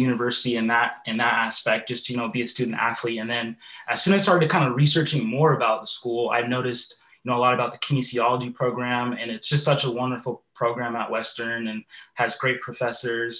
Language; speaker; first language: English; native; English